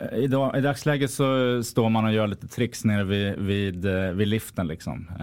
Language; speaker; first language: Swedish; native; Swedish